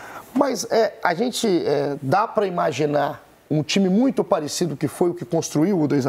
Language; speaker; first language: Portuguese; native; Portuguese